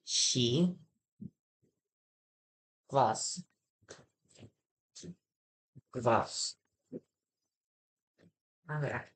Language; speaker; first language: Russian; non-native, learner; English